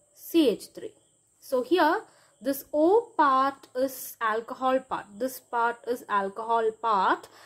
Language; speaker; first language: English; non-native, local second language; Malayalam